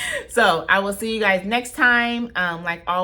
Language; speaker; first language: English; native; English